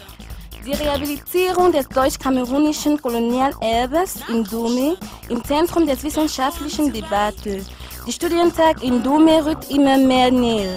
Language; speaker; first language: German; non-native, fluent; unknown